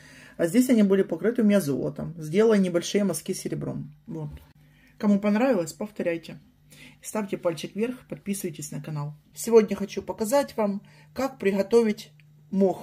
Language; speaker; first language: Russian; native; Russian